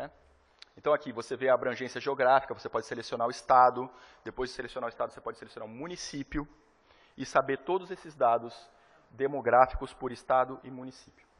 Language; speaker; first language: Portuguese; native; Portuguese